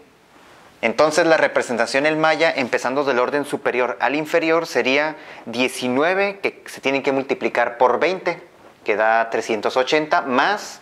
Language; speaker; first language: Spanish; native; Spanish